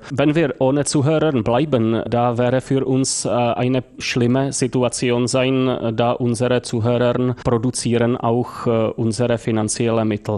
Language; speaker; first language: German; non-native, fluent; Czech